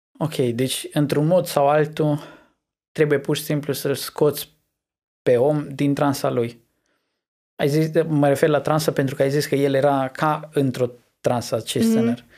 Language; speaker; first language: Romanian; early bilingual, heritage; Romanian